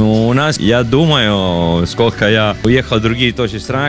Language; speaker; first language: Russian; non-native, learner; Italian